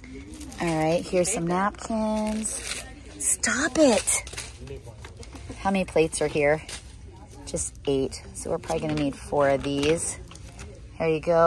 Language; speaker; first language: English; native; English